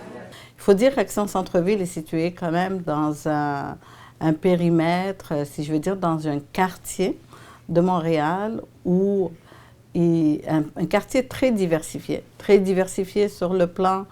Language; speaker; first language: French; native; French